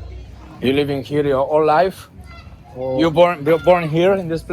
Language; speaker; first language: English; non-native, learner; Polish